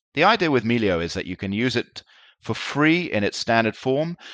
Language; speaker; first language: English; native; English